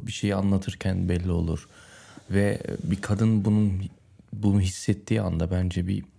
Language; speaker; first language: Turkish; early bilingual, heritage; Turkish